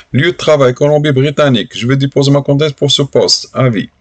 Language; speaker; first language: French; non-native, local second language; Arabic